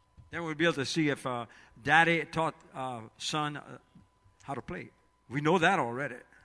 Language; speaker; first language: English; early bilingual, other home language; French